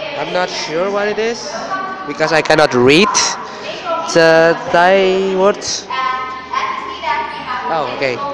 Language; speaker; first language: English; non-native, learner; Indonesian